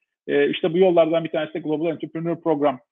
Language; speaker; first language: Turkish; native; Turkish